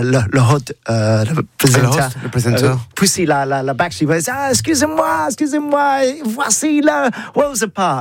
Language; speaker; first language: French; non-native, learner; English